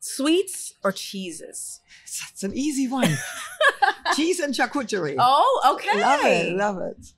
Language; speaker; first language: English; non-native, fluent; German